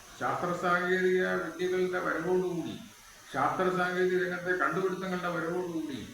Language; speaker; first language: Malayalam; native; Malayalam